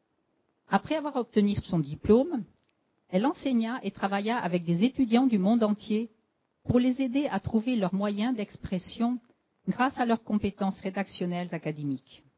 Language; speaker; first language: French; native; French